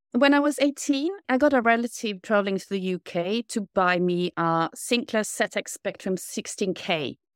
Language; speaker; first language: English; non-native, fluent; Norwegian